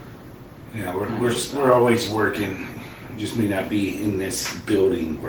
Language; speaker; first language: English; native; English